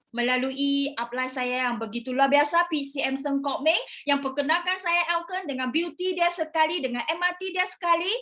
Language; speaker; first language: Malay; non-native, local second language; Chinese